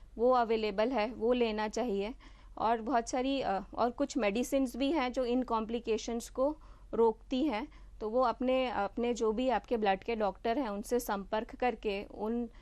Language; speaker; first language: Hindi; non-native, local second language; Gujarati